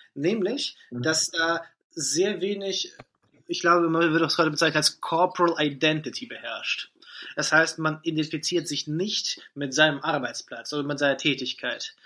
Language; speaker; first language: German; non-native, fluent; Russian